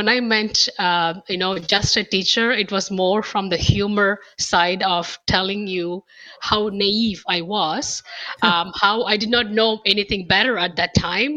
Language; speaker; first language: English; non-native, local second language; Tamil